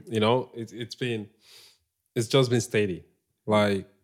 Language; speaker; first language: English; non-native, local second language; Igbo